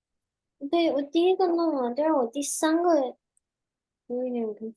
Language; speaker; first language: Chinese; early bilingual, heritage; Chinese